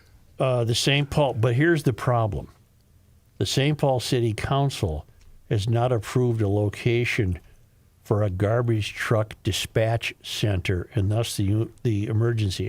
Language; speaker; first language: English; native; English